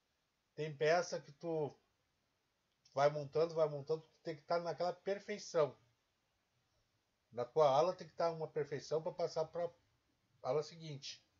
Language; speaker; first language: Portuguese; native; Portuguese